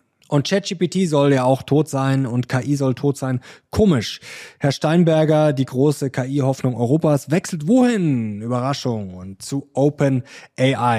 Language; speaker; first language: German; native; German